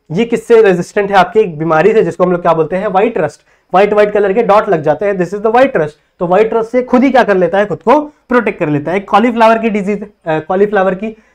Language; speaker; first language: Hindi; native; Hindi